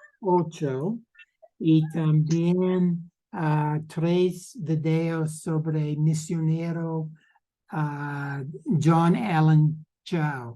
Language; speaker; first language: Spanish; non-native, learner; English